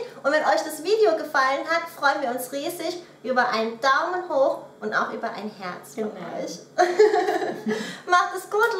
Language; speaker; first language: German; native; German